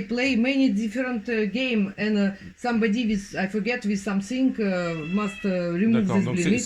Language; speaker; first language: English; non-native, learner; Russian